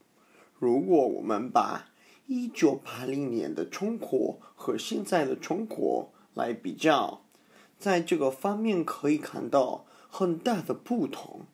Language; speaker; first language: Chinese; non-native, fluent; English